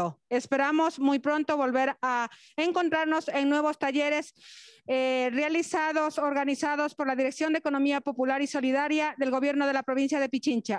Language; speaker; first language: Spanish; native; Spanish